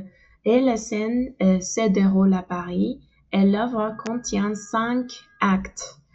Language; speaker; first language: French; non-native, fluent; Spanish